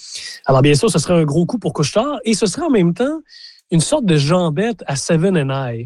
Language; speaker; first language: French; native; French